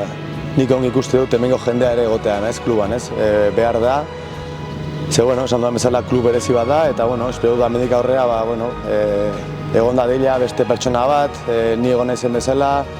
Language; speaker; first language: Basque; non-native, local second language; Spanish